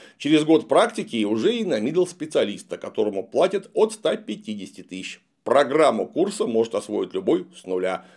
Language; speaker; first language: Russian; native; Russian